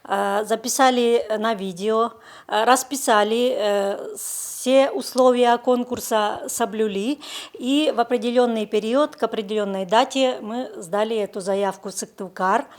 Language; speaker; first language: Russian; native; Russian